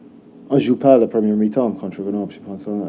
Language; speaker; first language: French; non-native, learner; English